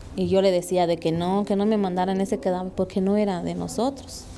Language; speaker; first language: Spanish; native; Spanish